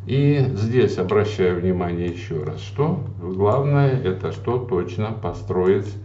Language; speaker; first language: Russian; native; Russian